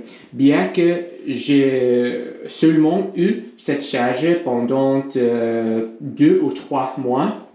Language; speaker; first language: French; non-native, learner; English